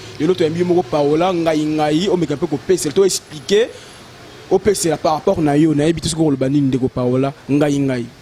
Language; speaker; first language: Lingala; native; Lingala